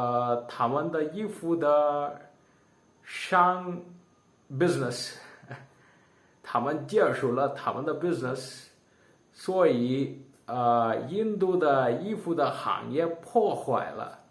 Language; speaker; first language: Chinese; non-native, learner; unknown